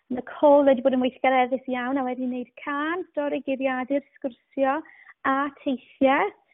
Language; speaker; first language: Welsh; native; Welsh